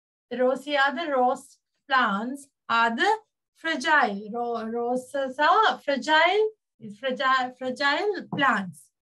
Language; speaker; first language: English; non-native, local second language; Sinhala